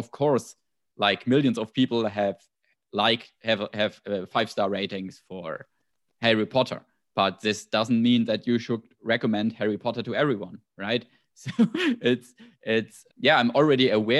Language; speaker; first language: English; non-native, fluent; German